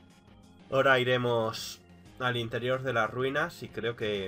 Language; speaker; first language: Spanish; native; Spanish